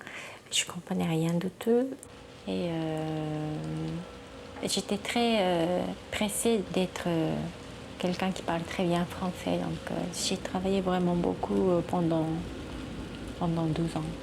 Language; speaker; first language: French; non-native, fluent; Japanese